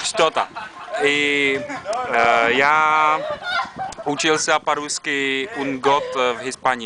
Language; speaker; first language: Russian; non-native, learner; Czech